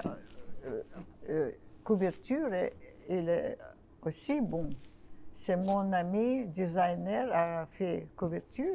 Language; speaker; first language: French; non-native, learner; Russian